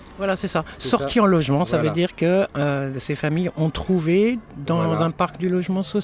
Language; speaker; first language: French; native; French